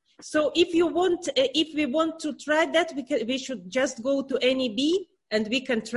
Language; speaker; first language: English; non-native, learner; Russian